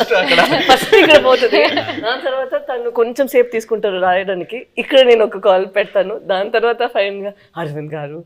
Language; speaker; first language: Telugu; non-native, local second language; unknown